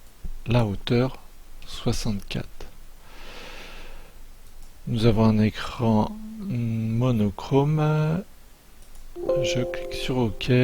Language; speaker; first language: French; native; French